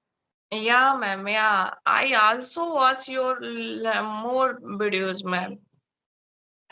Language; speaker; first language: English; non-native, learner; Hindi